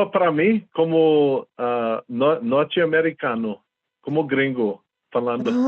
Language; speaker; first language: Portuguese; non-native, fluent; English